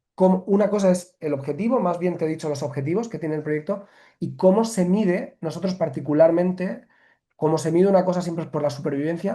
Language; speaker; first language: Spanish; native; Spanish